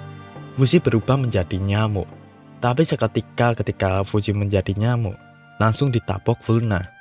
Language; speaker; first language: Indonesian; native; Indonesian